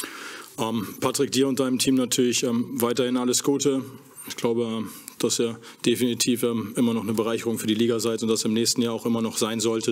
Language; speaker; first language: German; native; German